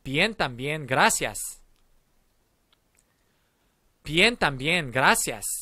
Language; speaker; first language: Spanish; non-native, fluent; Korean